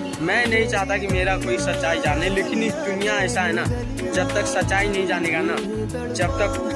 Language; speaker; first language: Hindi; non-native, local second language; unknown